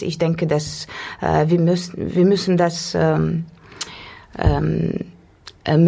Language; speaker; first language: German; non-native, learner; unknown